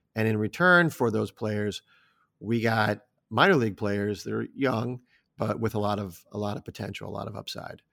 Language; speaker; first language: English; native; English